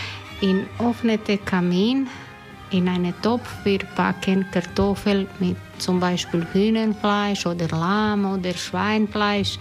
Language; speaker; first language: German; non-native, learner; Croatian